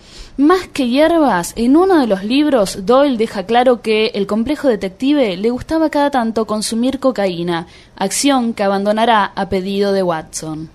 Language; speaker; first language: Spanish; native; Spanish